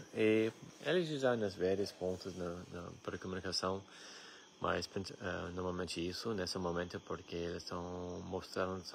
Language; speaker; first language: Portuguese; non-native, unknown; English